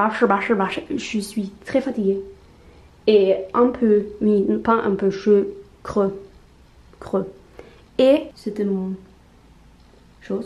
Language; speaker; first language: French; non-native, learner; Norwegian